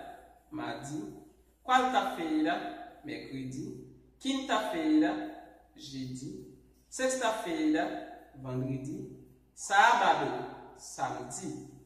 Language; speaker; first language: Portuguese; non-native, fluent; Haitian Creole